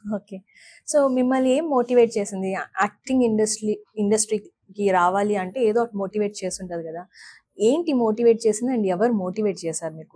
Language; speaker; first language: Telugu; native; Telugu